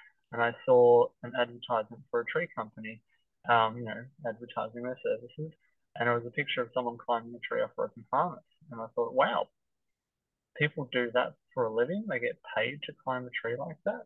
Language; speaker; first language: English; native; English